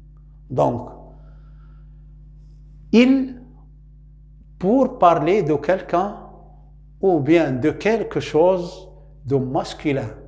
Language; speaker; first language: French; non-native, local second language; Arabic